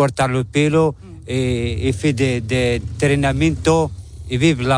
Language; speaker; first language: Spanish; non-native, learner; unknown